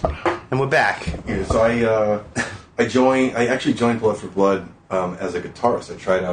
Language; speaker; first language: English; native; English